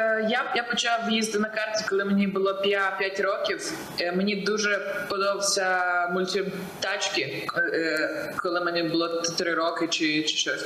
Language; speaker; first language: Ukrainian; non-native, local second language; Russian